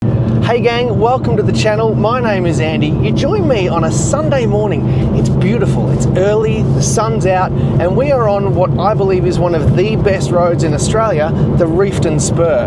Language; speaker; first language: English; native; English